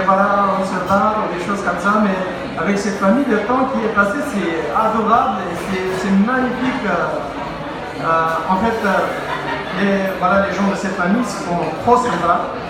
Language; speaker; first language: French; non-native, learner; Pashto